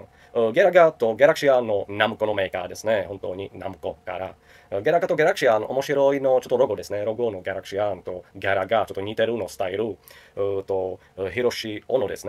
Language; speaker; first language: Japanese; non-native, learner; Czech